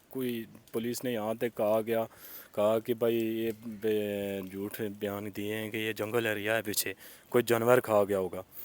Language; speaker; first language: Urdu; non-native, local second language; Pahari-Potwari